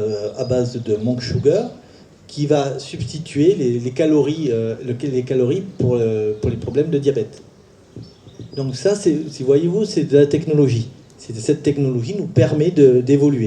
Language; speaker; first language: French; native; French